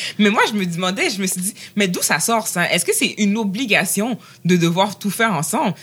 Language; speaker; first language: French; native; French